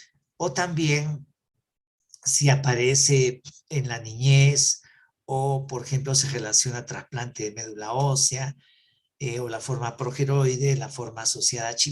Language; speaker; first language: Spanish; native; Spanish